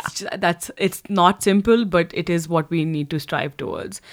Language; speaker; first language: English; non-native, local second language; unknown